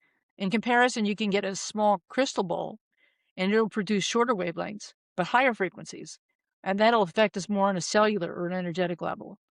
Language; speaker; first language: English; native; English